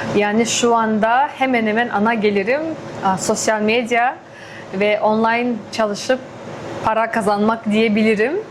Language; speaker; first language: Turkish; non-native, fluent; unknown